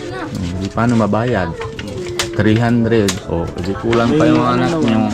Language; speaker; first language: Filipino; non-native, learner; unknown